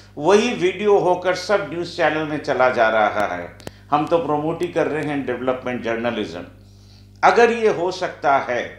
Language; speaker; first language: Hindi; non-native, local second language; Bangla